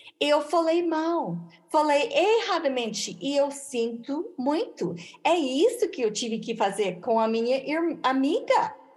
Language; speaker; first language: Portuguese; non-native, fluent; English